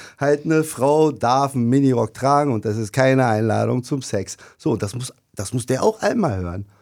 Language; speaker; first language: German; early bilingual, other home language; Turkish